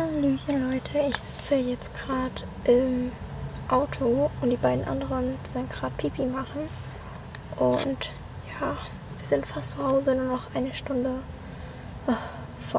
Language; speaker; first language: German; early bilingual, other home language; Vietnamese